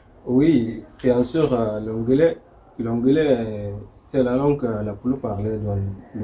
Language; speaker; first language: French; non-native, learner; Arabic